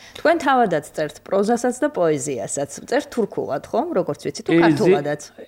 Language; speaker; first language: Georgian; native; Georgian